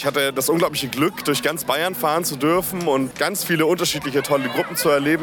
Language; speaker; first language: German; native; German